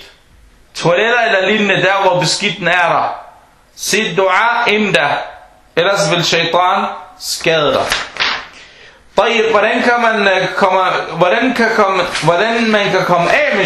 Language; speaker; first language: Danish; non-native, fluent; Arabic